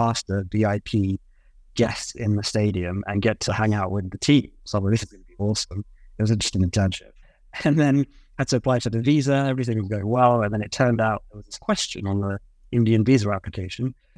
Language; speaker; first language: English; native; English